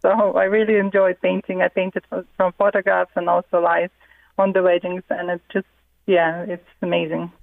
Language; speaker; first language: English; non-native, fluent; Russian